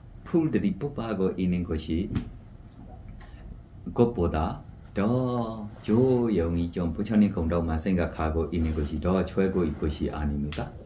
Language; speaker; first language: Korean; non-native, fluent; Burmese